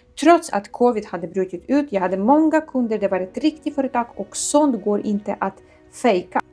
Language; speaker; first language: Swedish; non-native, fluent; Ukrainian